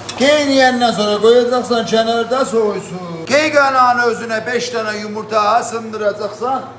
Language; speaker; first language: Azerbaijani; native; Azerbaijani